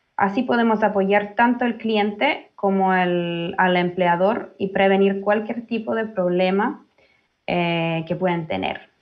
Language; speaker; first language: Spanish; early bilingual, heritage; Finnish